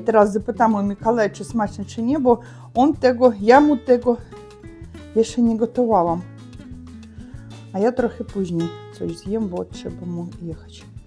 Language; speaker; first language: Polish; non-native, learner; Russian